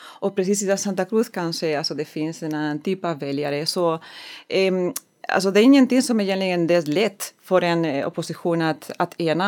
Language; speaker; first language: Swedish; non-native, learner; Spanish